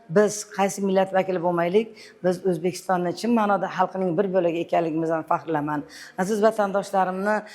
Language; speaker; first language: Uzbek; non-native, local second language; Uyghur